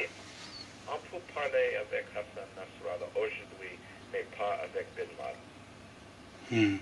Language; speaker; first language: French; non-native, learner; English